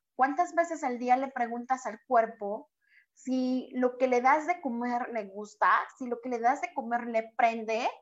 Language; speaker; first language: Spanish; native; Spanish